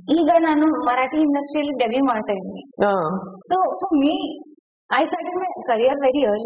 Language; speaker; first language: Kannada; non-native, learner; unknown